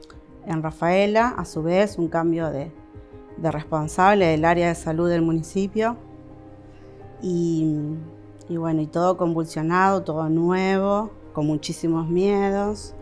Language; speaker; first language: Spanish; native; Spanish